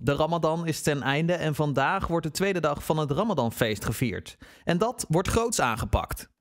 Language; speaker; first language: Dutch; early bilingual, other home language; Turkish